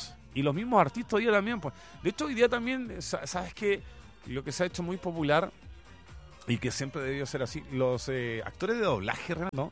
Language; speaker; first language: Spanish; native; Spanish